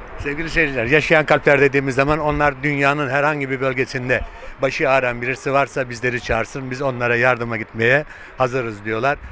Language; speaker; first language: Turkish; native; Turkish